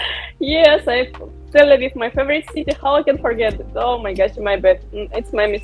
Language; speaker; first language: English; non-native, learner; Russian